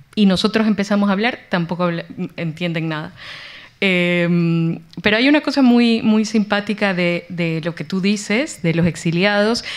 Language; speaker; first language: Spanish; native; Spanish